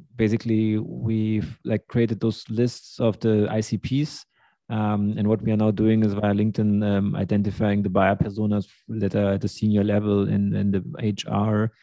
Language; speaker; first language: English; early bilingual, other home language; Russian